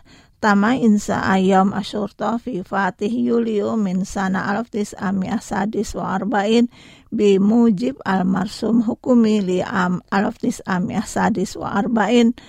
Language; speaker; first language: Arabic; non-native, fluent; Indonesian